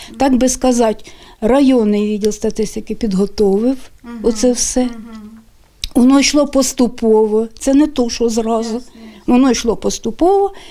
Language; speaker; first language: Ukrainian; native; Ukrainian